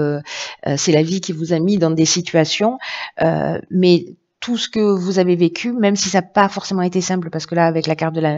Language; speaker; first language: French; native; French